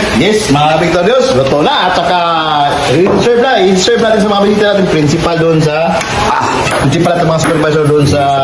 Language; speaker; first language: Filipino; non-native, local second language; Cebuano